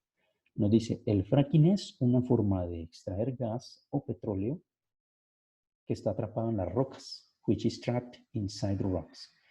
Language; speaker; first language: Spanish; native; Spanish